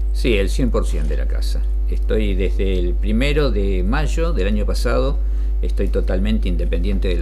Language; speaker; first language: Spanish; native; Spanish